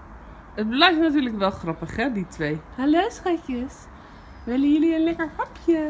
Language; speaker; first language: Dutch; native; Dutch